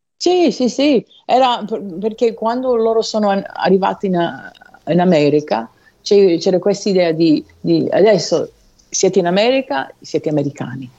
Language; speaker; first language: Italian; non-native, fluent; English